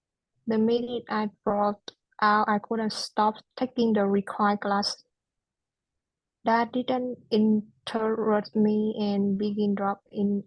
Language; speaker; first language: English; non-native, learner; Vietnamese